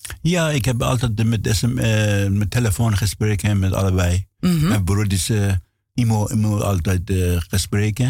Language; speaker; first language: Dutch; non-native, learner; Persian